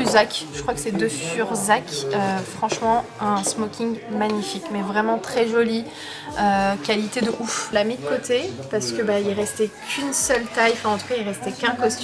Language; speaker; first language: French; native; French